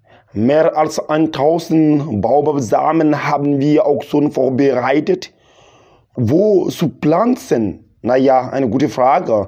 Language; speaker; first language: German; non-native, local second language; Bambara